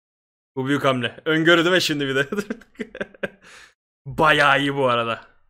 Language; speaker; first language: Turkish; native; Turkish